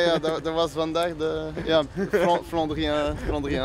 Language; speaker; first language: Dutch; non-native, local second language; French